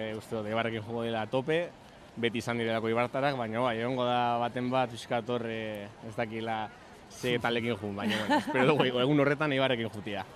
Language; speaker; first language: Basque; native; Basque